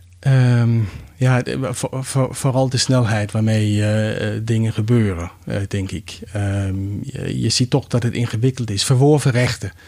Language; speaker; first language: Dutch; non-native, fluent; Danish